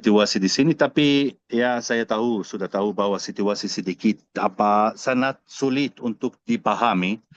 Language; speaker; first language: Indonesian; non-native, fluent; Arabic